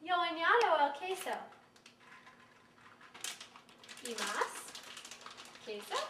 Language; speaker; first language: Spanish; non-native, learner; English